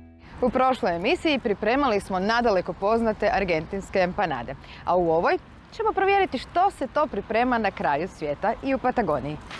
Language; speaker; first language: Croatian; native; Croatian